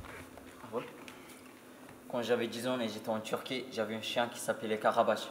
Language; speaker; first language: French; non-native, learner; Turkish